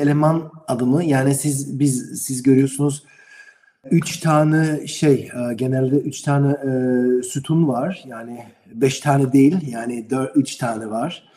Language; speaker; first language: Turkish; non-native, learner; German